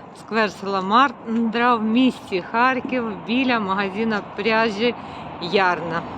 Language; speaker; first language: Ukrainian; native; Ukrainian